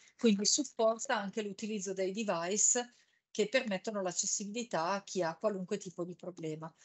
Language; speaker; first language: Italian; native; Italian